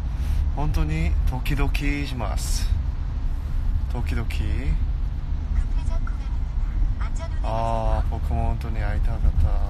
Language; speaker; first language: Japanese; non-native, learner; Korean